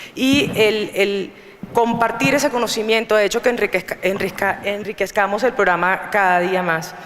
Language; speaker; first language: Spanish; native; Spanish